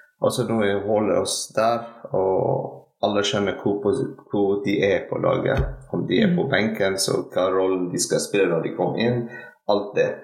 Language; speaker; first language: Norwegian; non-native, fluent; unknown